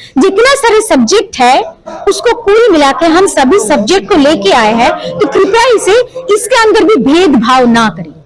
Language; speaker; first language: Hindi; native; Hindi